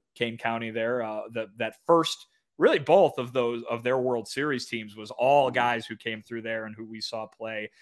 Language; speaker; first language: English; native; English